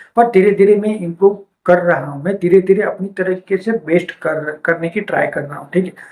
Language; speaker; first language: Hindi; non-native, local second language; Gujarati